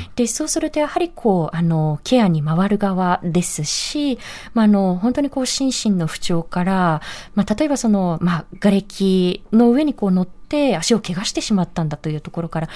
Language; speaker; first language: Japanese; native; Japanese